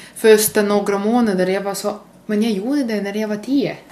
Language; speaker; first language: Swedish; non-native, fluent; Russian